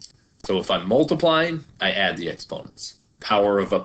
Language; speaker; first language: English; native; English